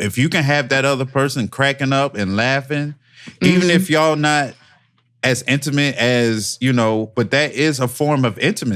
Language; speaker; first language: English; native; English